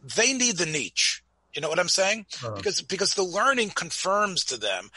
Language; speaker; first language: English; native; English